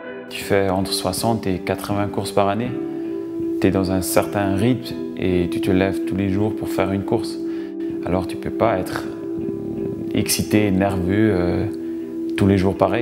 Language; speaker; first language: French; non-native, local second language; German